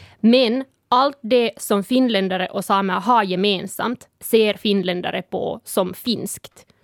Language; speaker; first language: Swedish; non-native, local second language; Northern Sami